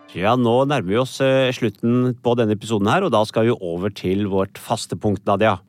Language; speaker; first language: Norwegian; early bilingual, other home language; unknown